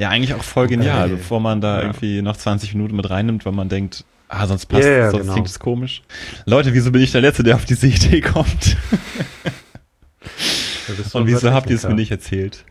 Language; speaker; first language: German; native; German